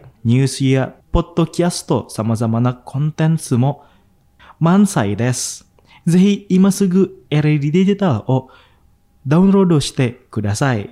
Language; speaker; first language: Japanese; non-native, fluent; Indonesian